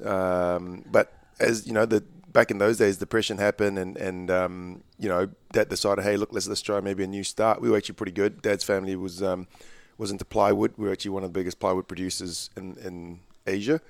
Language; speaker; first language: English; early bilingual, other home language; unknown